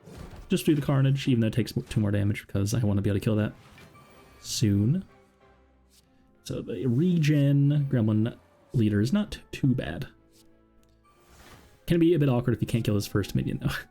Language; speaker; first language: English; native; English